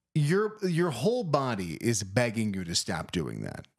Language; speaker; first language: English; native; English